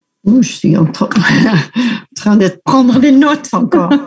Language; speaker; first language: French; non-native, fluent; Dutch